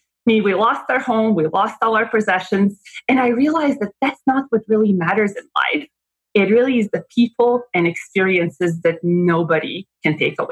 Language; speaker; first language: English; non-native, fluent; Bosnian